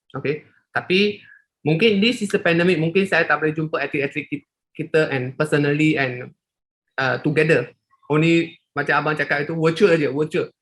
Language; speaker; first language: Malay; non-native, local second language; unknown